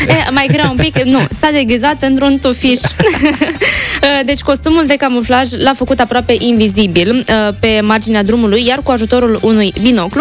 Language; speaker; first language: Romanian; native; Romanian